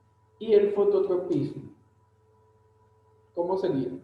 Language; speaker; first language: Spanish; native; Spanish